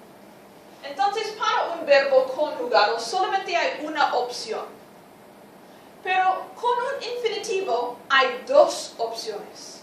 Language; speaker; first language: Spanish; non-native, fluent; English